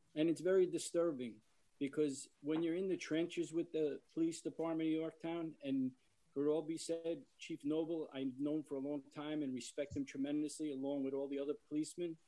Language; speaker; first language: English; native; English